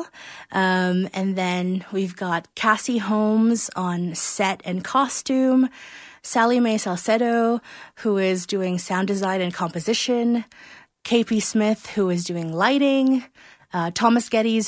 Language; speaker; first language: English; non-native, local second language; Filipino